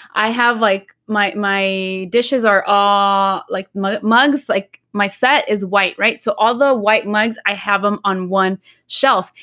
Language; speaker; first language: English; early bilingual, other home language; Spanish